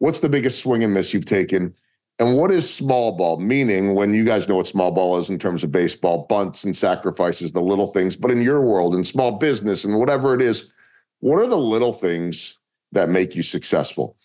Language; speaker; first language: English; native; English